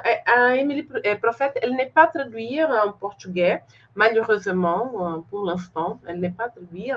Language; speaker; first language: French; non-native, fluent; Portuguese